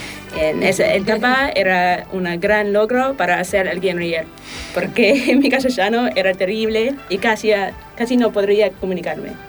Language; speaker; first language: Spanish; non-native, fluent; English